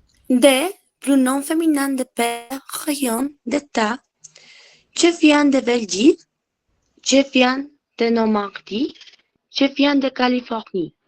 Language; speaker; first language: French; non-native, learner; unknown